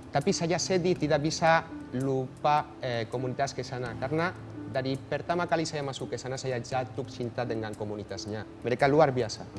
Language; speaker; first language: Indonesian; non-native, fluent; Catalan